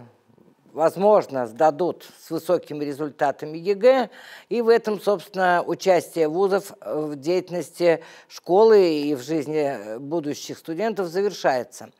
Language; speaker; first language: Russian; native; Russian